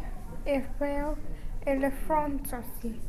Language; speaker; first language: French; non-native, learner; English